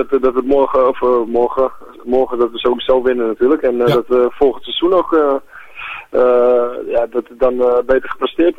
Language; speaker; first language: Dutch; native; Dutch